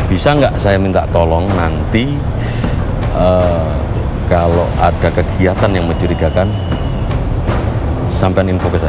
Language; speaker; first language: Indonesian; native; Indonesian